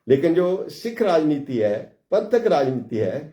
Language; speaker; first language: Hindi; non-native, local second language; Punjabi